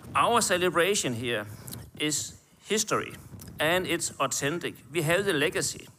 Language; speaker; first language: English; non-native, fluent; Danish